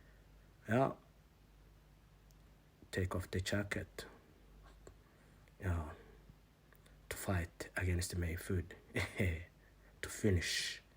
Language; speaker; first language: English; non-native, fluent; Somali